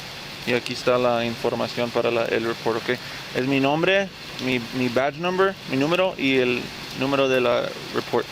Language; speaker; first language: Spanish; early bilingual, heritage; English